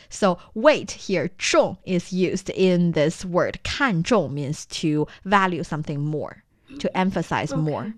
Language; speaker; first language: English; non-native, fluent; Chinese